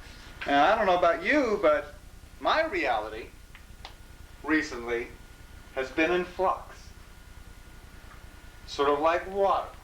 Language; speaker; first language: English; native; English